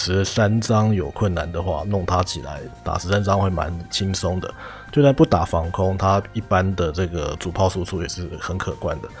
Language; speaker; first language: Chinese; native; Chinese